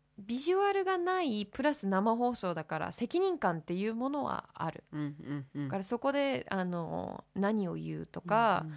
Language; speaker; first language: Japanese; early bilingual, heritage; English